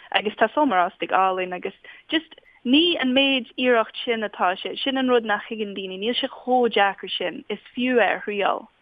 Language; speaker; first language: Irish; non-native, fluent; English